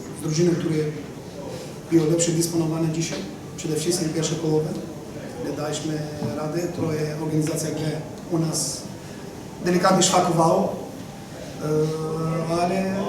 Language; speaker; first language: Polish; non-native, fluent; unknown